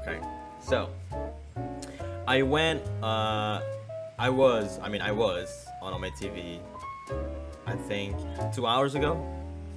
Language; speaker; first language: English; non-native, fluent; Indonesian